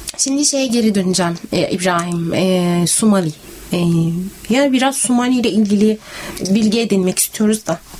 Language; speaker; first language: Turkish; native; Turkish